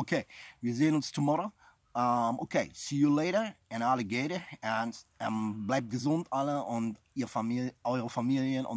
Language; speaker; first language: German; non-native, fluent; English